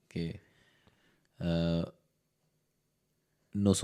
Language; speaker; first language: Spanish; non-native, learner; Hindi